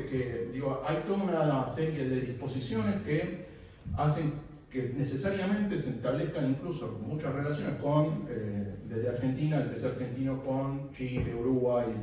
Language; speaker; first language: Spanish; native; Spanish